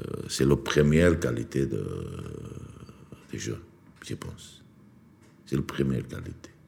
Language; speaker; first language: French; non-native, learner; Georgian